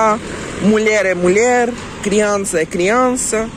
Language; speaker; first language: Portuguese; non-native, learner; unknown